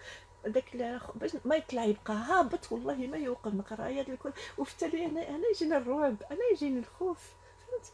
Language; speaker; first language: Arabic; native; Arabic